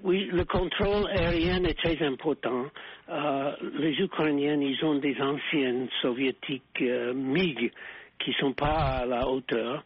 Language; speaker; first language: French; non-native, fluent; English